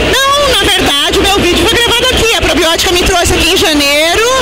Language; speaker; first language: Portuguese; native; Portuguese